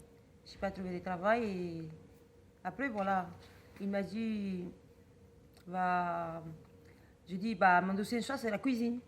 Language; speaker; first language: French; non-native, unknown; Spanish